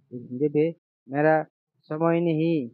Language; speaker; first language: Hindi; non-native, learner; Bangla